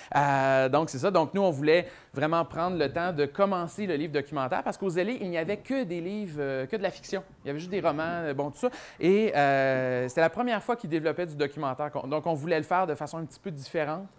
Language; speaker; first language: French; native; French